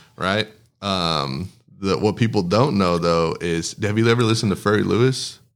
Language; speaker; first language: English; early bilingual, other home language; Spanish